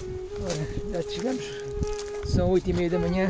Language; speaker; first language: Portuguese; native; Portuguese